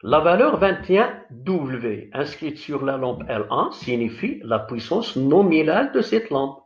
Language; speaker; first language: French; non-native, local second language; Arabic